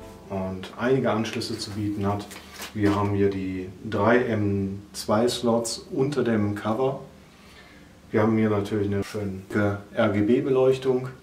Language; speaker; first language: German; native; German